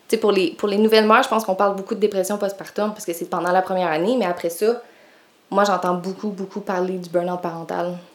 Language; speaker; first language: French; native; French